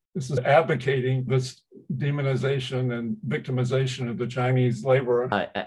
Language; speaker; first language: English; early bilingual, other home language; Chinese